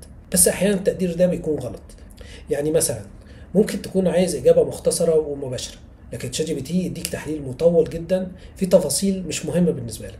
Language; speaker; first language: Arabic; native; Arabic